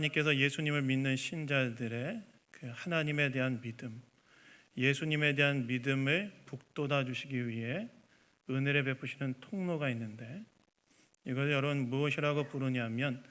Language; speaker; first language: Korean; native; Korean